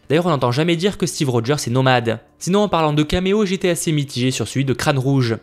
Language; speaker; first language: French; native; French